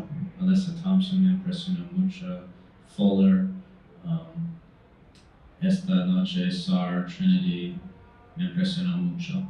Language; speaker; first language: Spanish; non-native, fluent; English